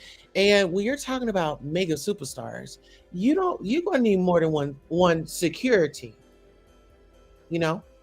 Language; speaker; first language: English; native; English